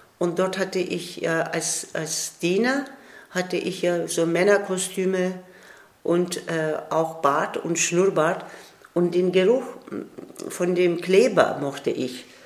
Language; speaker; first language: German; non-native, fluent; Turkish